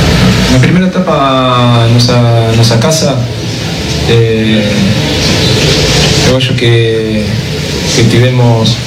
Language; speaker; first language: Portuguese; non-native, fluent; Spanish